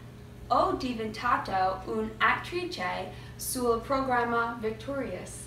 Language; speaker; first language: Italian; non-native, learner; English